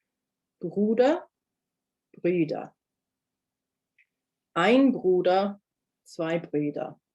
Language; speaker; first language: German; non-native, fluent; English